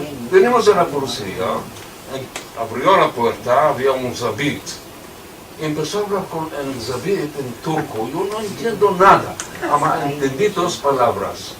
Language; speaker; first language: Spanish; early bilingual, heritage; Ladino